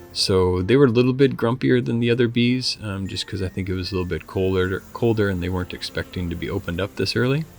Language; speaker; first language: English; native; English